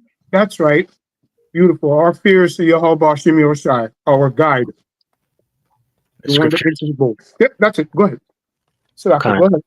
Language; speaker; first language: English; native; English